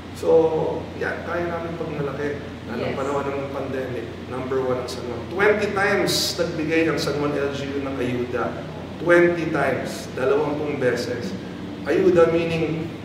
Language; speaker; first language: Filipino; native; Filipino